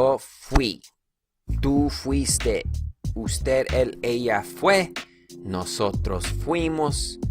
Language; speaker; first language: Spanish; non-native, fluent; English